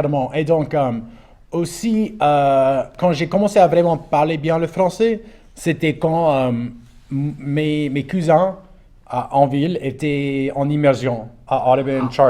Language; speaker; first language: French; non-native, local second language; English